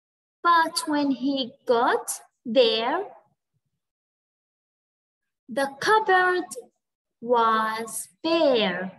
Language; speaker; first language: English; non-native, fluent; Arabic